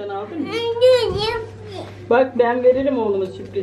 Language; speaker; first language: Turkish; native; Turkish